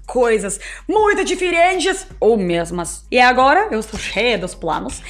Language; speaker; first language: Portuguese; non-native, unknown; Russian